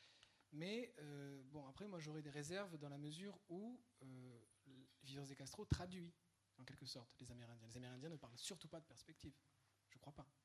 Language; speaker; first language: French; native; French